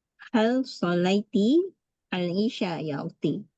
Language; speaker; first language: Arabic; non-native, learner; Malay